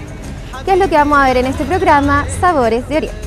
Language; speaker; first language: Spanish; native; Spanish